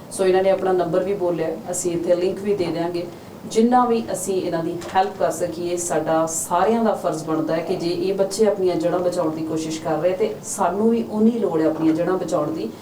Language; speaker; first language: Punjabi; native; Punjabi